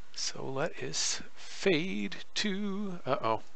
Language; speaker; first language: English; native; English